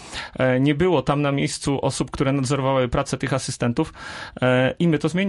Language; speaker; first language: Polish; native; Polish